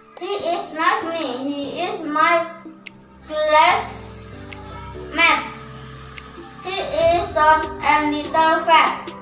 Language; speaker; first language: English; non-native, learner; Indonesian